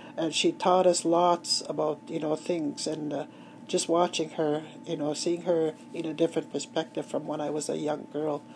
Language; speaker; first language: English; native; English